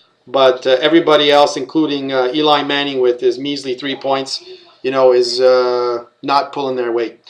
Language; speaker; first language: English; native; English